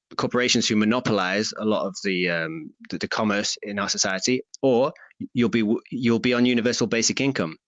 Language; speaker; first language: English; native; English